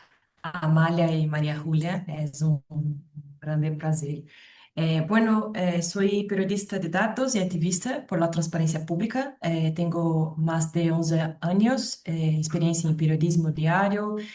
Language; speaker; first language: Spanish; non-native, fluent; Portuguese